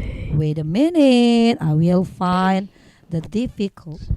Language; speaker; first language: English; non-native, learner; Indonesian